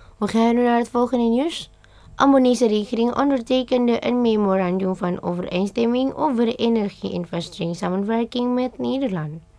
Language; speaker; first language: Dutch; non-native, fluent; Indonesian